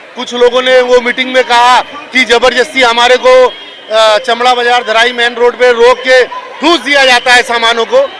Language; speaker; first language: Hindi; native; Hindi